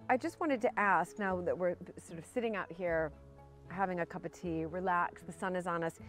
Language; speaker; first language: English; native; English